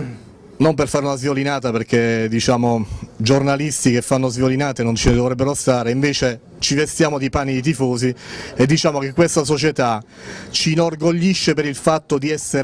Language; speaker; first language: Italian; native; Italian